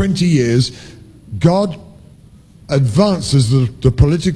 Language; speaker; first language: English; native; English